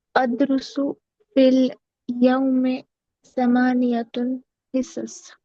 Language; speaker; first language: Arabic; non-native, learner; Urdu